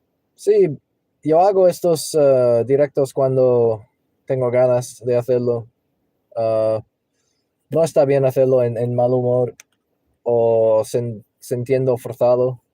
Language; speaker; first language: Spanish; non-native, learner; English